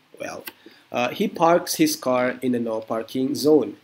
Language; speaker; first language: English; non-native, fluent; Indonesian